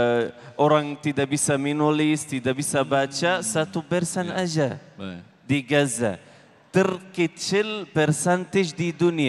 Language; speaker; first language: Indonesian; non-native, learner; Arabic